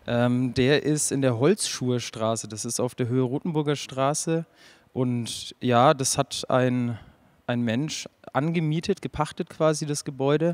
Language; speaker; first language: German; native; German